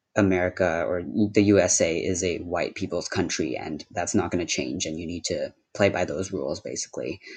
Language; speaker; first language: English; early bilingual, other home language; Wu Chinese